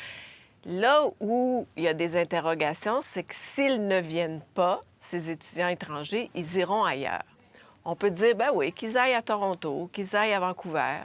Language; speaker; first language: French; native; French